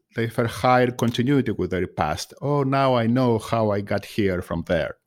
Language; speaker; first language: English; non-native, fluent; Greek